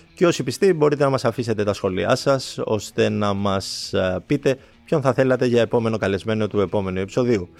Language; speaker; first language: Greek; native; Greek